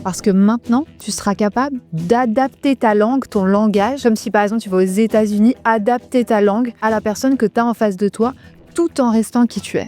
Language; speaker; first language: French; native; French